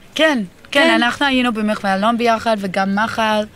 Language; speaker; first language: Hebrew; non-native, learner; English